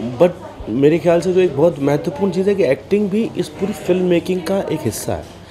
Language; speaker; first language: Hindi; native; Hindi